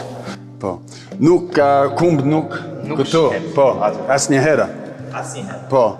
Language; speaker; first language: Albanian; non-native, learner; English